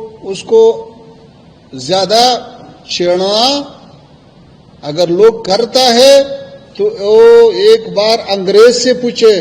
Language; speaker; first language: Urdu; non-native, fluent; Pashto